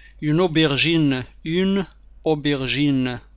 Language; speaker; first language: French; non-native, fluent; Arabic